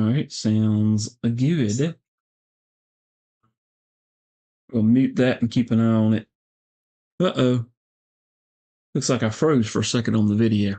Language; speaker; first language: English; native; English